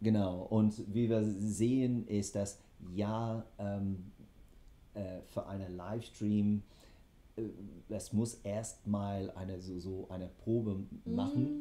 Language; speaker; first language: German; non-native, fluent; English